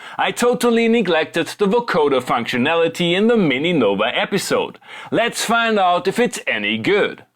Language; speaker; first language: English; non-native, fluent; German